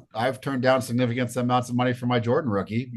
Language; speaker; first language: English; native; English